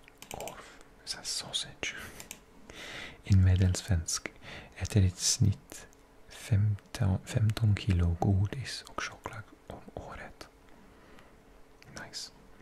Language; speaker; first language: Swedish; non-native, learner; Welsh